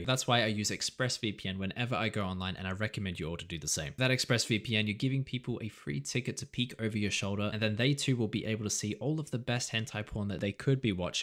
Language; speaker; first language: English; native; English